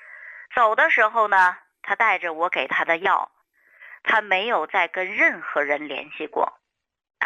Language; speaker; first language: Chinese; native; Chinese